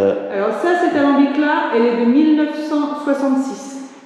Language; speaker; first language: French; native; French